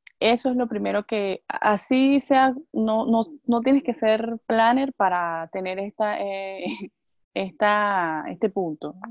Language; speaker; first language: Spanish; native; Spanish